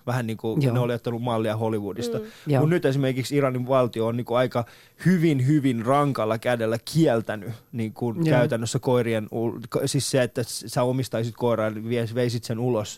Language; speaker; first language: Finnish; early bilingual, other home language; Persian